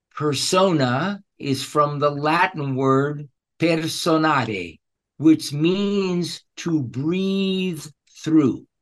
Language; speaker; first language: English; early bilingual, other home language; Spanish